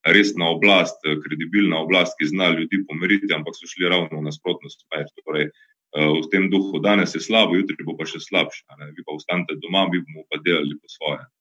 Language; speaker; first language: Slovenian; native; Slovenian